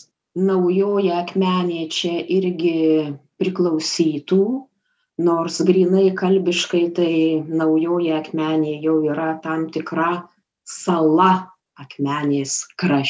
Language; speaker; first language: Lithuanian; native; Lithuanian